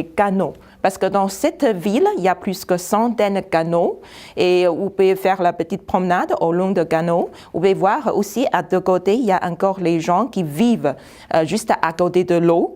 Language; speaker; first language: French; non-native, fluent; Chinese